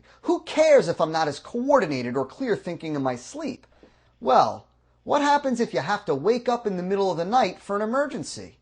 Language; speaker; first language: English; native; English